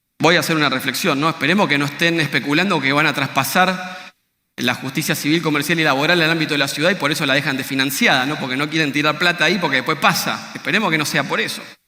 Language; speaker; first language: Spanish; native; Spanish